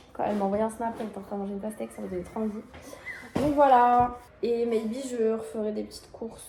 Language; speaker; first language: French; native; French